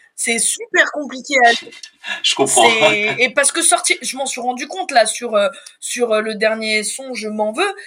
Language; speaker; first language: French; native; French